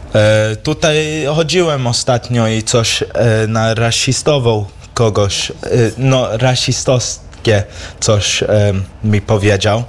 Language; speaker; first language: Polish; early bilingual, heritage; English